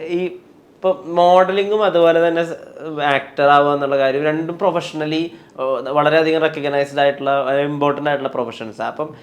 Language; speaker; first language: Malayalam; native; Malayalam